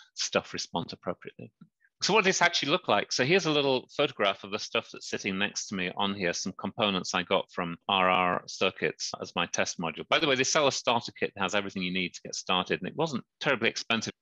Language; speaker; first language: English; native; English